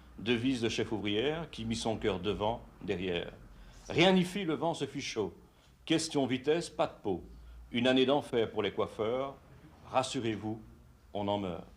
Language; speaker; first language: French; native; French